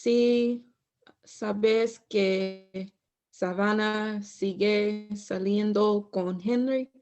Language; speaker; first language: Spanish; non-native, learner; English